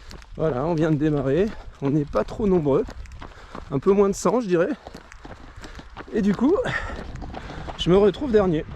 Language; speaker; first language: French; native; French